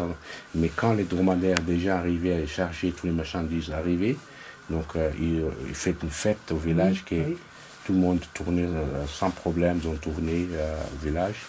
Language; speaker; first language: French; non-native, fluent; Arabic